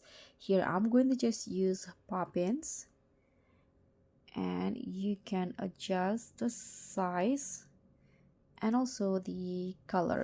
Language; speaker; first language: English; non-native, fluent; Indonesian